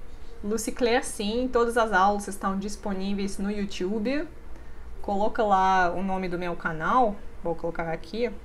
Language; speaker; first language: Portuguese; non-native, fluent; Russian